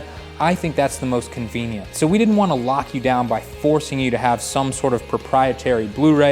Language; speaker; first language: English; native; English